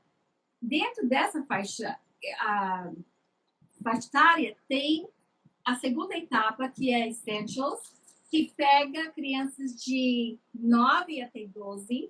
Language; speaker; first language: Portuguese; non-native, fluent; English